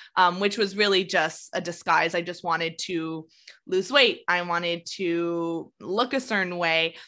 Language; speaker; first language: English; native; English